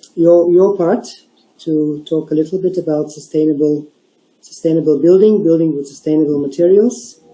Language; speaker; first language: English; non-native, fluent; Bulgarian